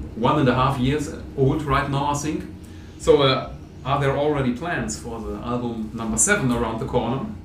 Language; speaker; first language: English; non-native, fluent; German